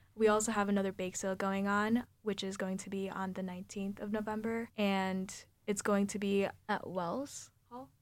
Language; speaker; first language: English; early bilingual, other home language; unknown